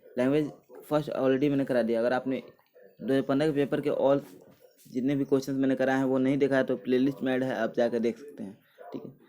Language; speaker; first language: Hindi; native; Hindi